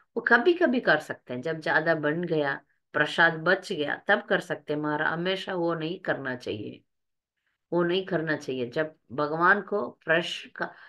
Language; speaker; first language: Hindi; non-native, local second language; Tamil